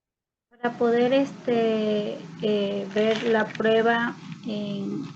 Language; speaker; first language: Spanish; native; Spanish